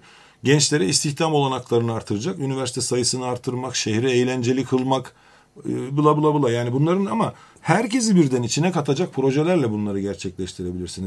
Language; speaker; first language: Turkish; native; Turkish